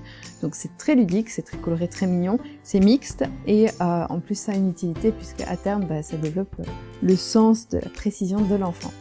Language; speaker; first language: French; native; French